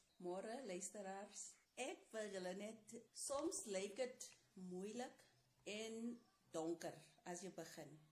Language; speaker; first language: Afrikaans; non-native, local second language; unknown